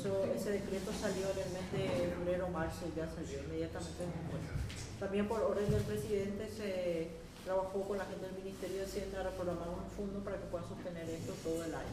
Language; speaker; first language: Spanish; native; Spanish